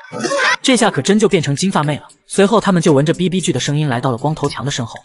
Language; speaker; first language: Chinese; native; Chinese